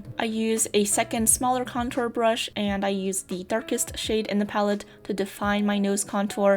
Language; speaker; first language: English; native; English